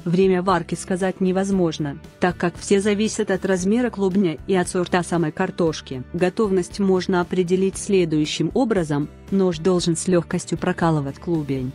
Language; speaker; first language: Russian; native; Russian